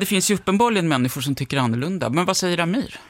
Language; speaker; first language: Swedish; native; Swedish